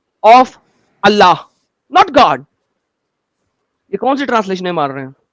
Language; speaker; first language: Hindi; native; Hindi